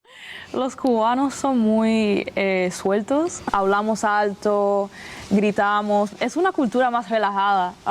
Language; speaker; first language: Spanish; early bilingual, other home language; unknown